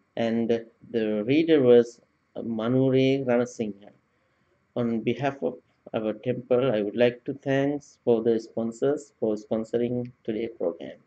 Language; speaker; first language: English; non-native, local second language; Sinhala